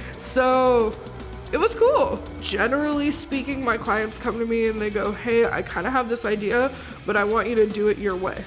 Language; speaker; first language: English; native; English